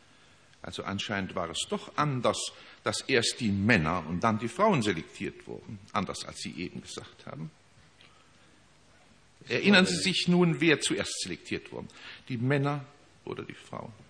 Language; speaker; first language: German; native; German